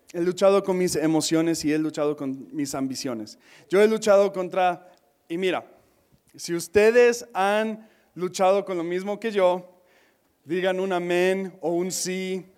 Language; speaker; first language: Spanish; non-native, fluent; English